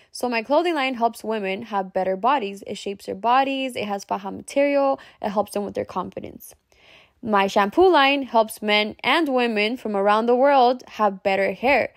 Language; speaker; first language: English; early bilingual, other home language; Spanish